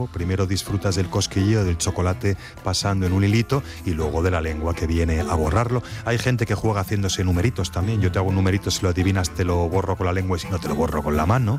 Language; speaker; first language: Spanish; native; Spanish